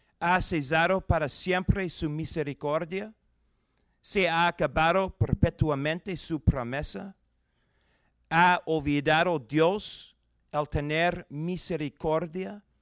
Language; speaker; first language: Spanish; non-native, fluent; English